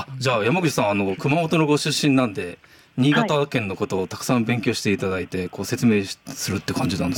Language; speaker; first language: Japanese; native; Japanese